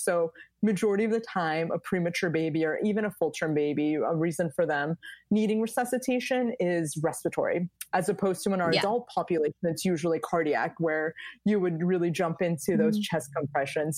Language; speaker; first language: English; native; English